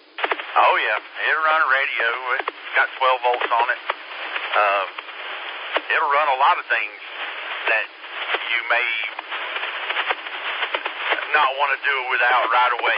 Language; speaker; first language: English; native; English